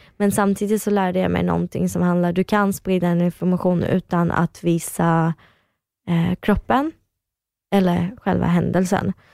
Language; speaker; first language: Swedish; early bilingual, other home language; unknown